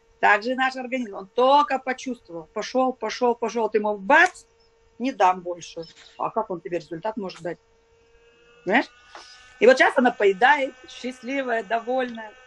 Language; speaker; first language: Russian; native; Russian